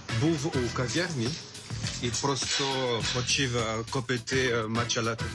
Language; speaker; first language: Ukrainian; non-native, learner; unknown